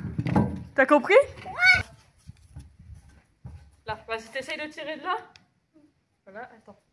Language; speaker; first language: French; native; French